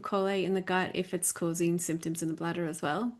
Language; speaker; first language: English; native; English